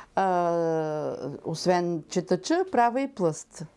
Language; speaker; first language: Bulgarian; native; Bulgarian